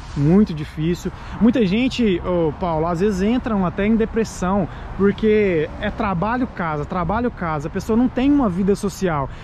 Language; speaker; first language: Portuguese; native; Portuguese